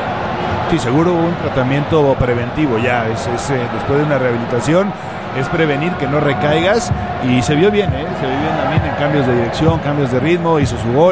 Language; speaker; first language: Spanish; native; Spanish